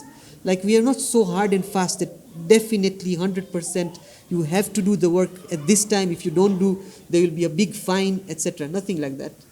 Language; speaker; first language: English; non-native, fluent; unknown